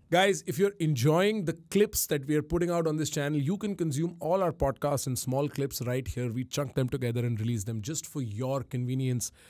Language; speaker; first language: Hindi; native; Hindi